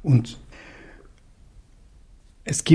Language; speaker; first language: German; non-native, fluent; Russian